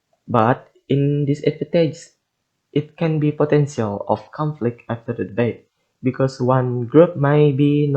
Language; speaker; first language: English; non-native, learner; Indonesian